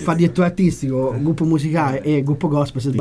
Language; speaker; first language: Italian; native; Italian